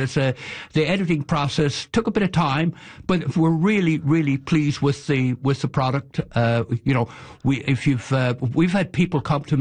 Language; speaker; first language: English; native; English